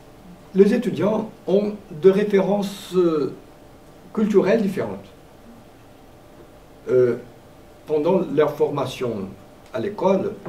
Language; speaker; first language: French; non-native, fluent; Portuguese